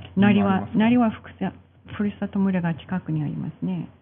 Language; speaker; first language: Japanese; non-native, fluent; English